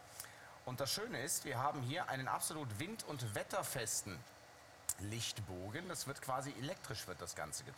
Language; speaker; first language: German; native; German